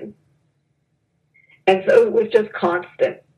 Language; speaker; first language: English; native; English